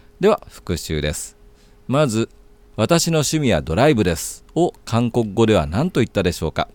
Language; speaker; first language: Japanese; native; Japanese